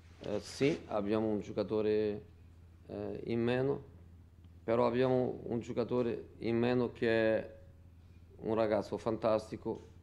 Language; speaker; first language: Italian; non-native, fluent; Portuguese